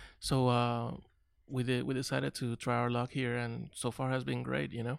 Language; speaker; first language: English; non-native, local second language; Spanish